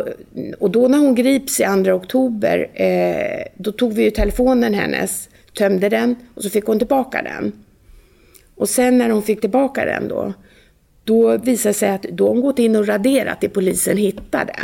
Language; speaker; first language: Swedish; native; Swedish